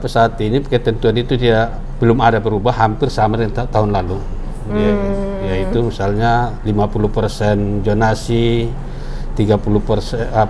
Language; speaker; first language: Indonesian; native; Indonesian